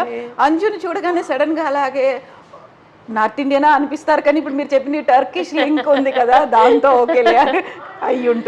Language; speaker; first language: Telugu; native; Telugu